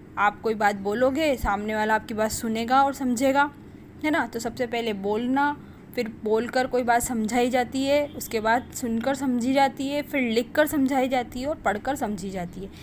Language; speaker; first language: Hindi; native; Hindi